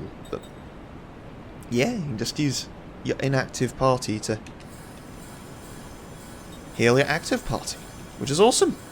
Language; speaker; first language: English; native; English